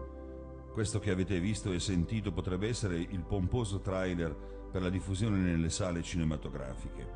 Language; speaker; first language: Italian; native; Italian